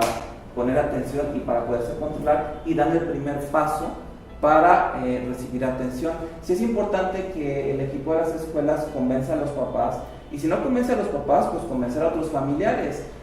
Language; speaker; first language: Spanish; native; Spanish